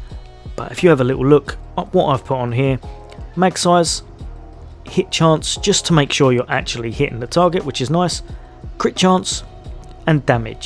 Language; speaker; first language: English; native; English